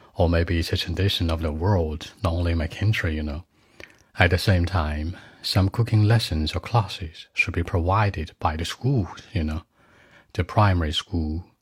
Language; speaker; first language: English; non-native, fluent; Chinese